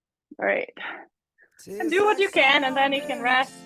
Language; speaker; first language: English; native; English